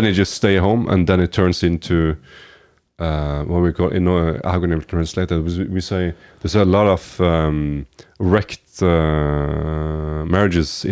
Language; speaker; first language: English; non-native, fluent; Norwegian